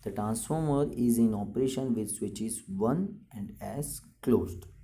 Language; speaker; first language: English; non-native, local second language; Gujarati